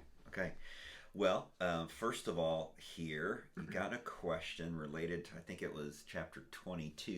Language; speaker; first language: English; native; English